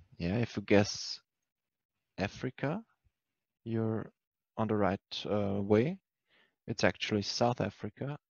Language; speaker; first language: English; non-native, fluent; German